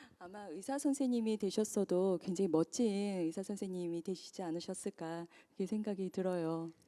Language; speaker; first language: Korean; early bilingual, heritage; Korean